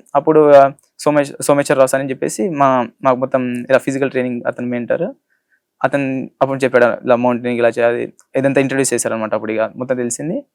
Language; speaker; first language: Telugu; non-native, local second language; Lambadi